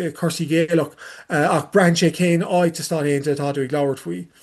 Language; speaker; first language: Irish; non-native, learner; English